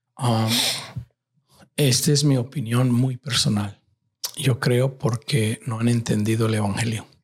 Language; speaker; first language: Spanish; native; Spanish